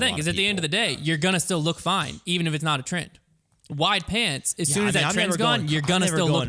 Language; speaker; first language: English; native; English